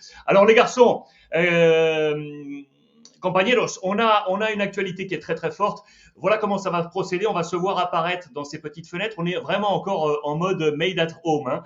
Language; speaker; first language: French; native; French